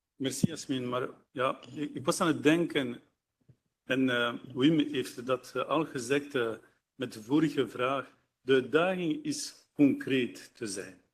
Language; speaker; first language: Dutch; non-native, local second language; French